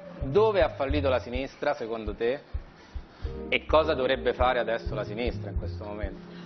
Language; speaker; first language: Italian; native; Italian